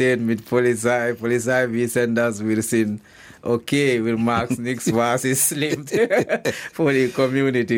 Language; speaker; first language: German; non-native, learner; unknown